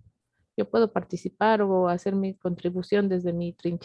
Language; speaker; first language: Spanish; native; Spanish